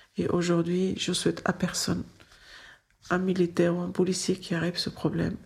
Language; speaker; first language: French; non-native, local second language; Arabic